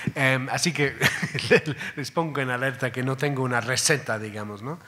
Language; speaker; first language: Spanish; non-native, fluent; English